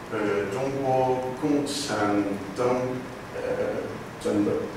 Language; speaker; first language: Chinese; non-native, learner; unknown